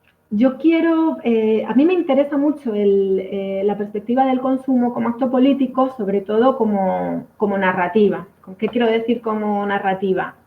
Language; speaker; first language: Spanish; native; Spanish